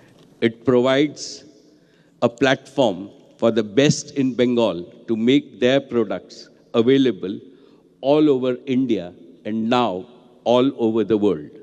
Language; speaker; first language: English; non-native, local second language; Gujarati